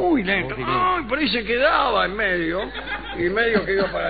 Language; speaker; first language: Spanish; native; Spanish